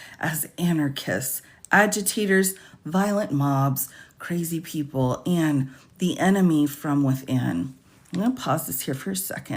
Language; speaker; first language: English; native; English